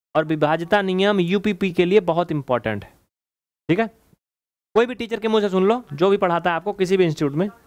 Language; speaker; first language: Hindi; native; Hindi